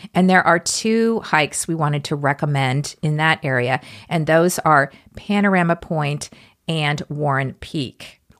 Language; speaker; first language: English; native; English